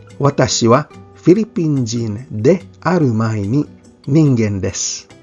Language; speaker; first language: Japanese; non-native, fluent; Filipino